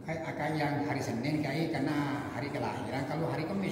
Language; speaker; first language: Indonesian; native; Indonesian